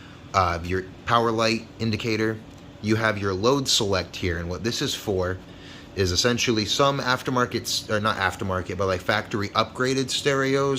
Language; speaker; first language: English; native; English